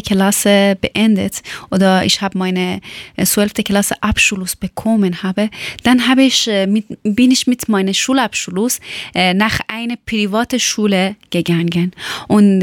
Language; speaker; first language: German; non-native, learner; Persian